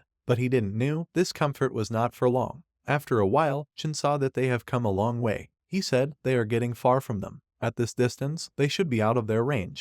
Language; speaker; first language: English; non-native, local second language; Hindi